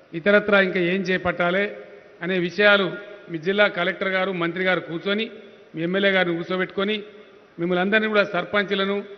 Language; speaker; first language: Telugu; native; Telugu